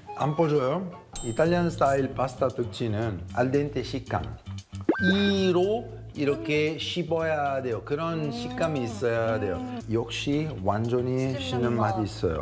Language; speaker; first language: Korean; non-native, fluent; Italian